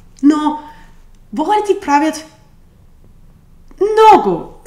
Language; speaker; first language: Bulgarian; non-native, learner; Spanish